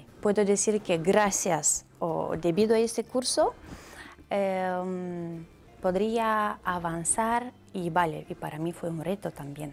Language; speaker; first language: Spanish; non-native, learner; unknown